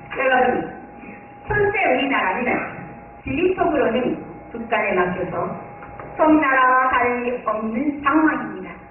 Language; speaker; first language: Korean; non-native, fluent; Japanese